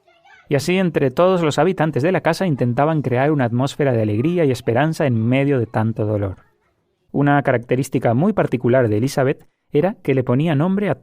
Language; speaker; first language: Spanish; native; Spanish